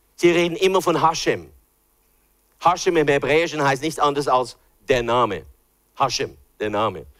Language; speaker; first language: German; early bilingual, other home language; English